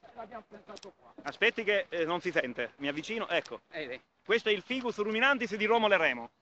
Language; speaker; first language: Italian; native; Italian